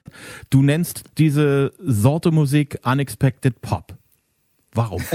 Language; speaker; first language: German; native; German